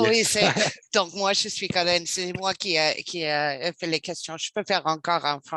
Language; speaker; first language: French; non-native, learner; English